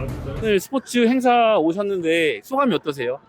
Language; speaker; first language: Korean; native; Korean